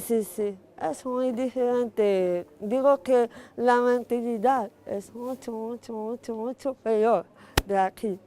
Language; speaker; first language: Spanish; non-native, fluent; Arabic